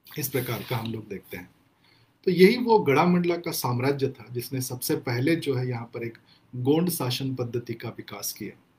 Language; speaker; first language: Hindi; non-native, local second language; Gondi